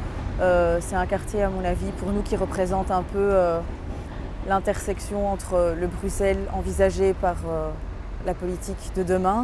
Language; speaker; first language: French; native; French